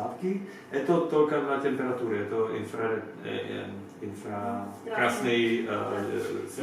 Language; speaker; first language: Russian; non-native, learner; Czech